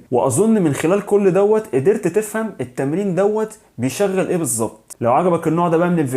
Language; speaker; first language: Arabic; native; Arabic